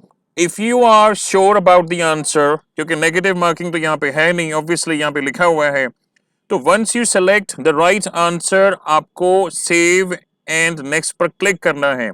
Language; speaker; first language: Hindi; native; Hindi